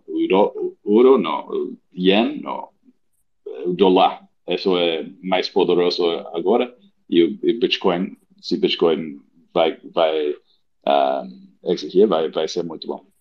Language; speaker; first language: Portuguese; non-native, learner; English